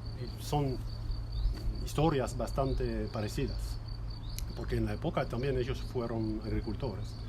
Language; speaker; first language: Spanish; non-native, fluent; French